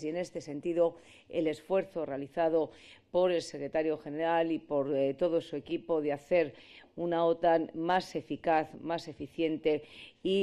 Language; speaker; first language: Spanish; native; Spanish